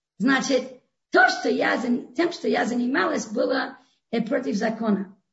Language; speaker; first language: Russian; non-native, fluent; English